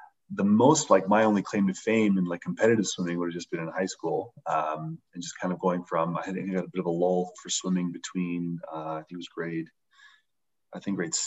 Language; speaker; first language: English; native; English